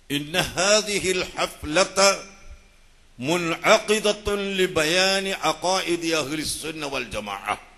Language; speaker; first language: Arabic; non-native, fluent; Malayalam